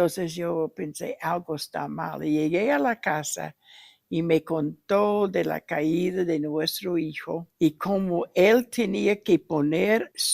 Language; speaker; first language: Spanish; non-native, fluent; English